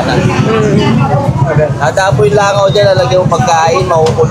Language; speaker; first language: Filipino; native; Filipino